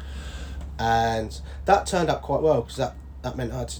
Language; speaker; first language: English; native; English